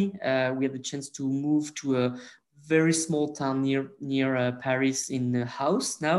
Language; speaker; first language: English; non-native, fluent; French